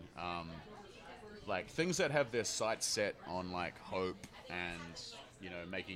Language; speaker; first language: English; native; English